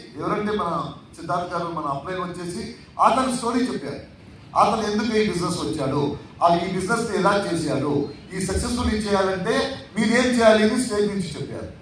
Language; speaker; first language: Telugu; non-native, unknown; Tulu